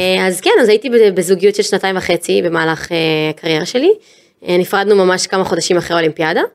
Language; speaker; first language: Hebrew; native; Hebrew